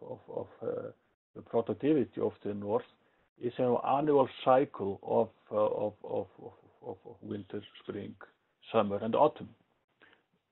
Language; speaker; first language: English; non-native, fluent; Icelandic